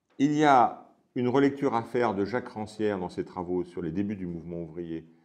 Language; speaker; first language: French; native; French